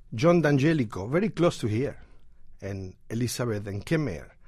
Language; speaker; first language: English; non-native, fluent; Spanish